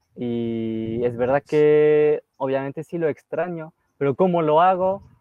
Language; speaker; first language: Spanish; non-native, fluent; French